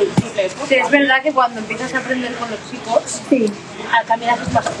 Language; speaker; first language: Spanish; non-native, learner; Portuguese